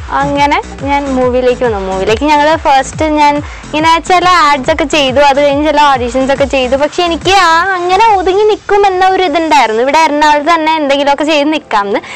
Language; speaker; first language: Malayalam; non-native, local second language; Konkani